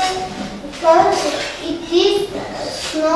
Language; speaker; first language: English; non-native, learner; Kazakh